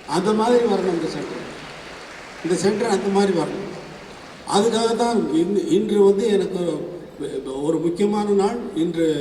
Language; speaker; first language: Tamil; native; Tamil